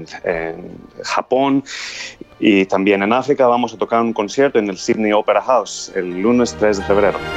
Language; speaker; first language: Spanish; non-native, fluent; Greek